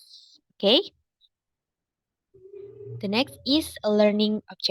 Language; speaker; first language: English; non-native, fluent; Indonesian